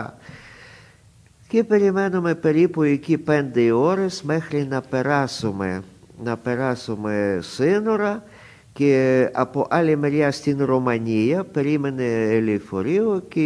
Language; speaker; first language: Greek; non-native, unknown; Russian